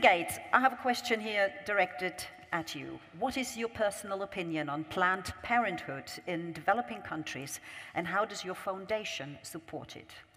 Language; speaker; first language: English; non-native, fluent; German